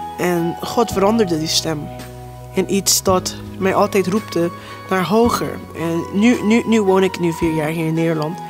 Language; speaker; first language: Dutch; non-native, local second language; Papiamento